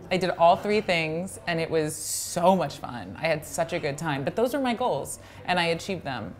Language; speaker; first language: English; native; English